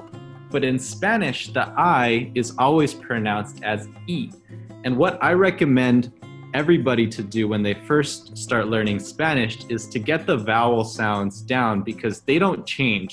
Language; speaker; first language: English; early bilingual, other home language; Chinese